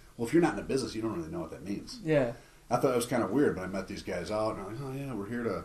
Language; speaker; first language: English; native; English